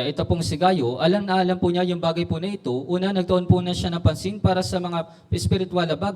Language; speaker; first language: Filipino; native; Filipino